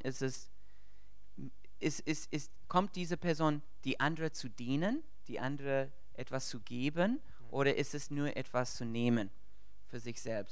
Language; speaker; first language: German; non-native, learner; English